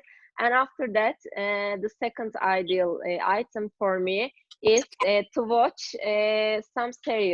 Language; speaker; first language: English; non-native, learner; Turkish